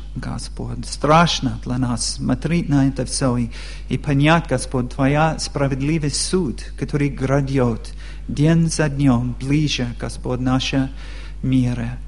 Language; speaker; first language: Russian; non-native, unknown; English